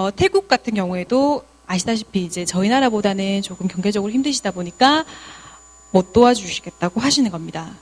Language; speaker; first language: Korean; native; Korean